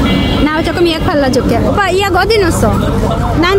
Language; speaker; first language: Korean; non-native, fluent; Bangla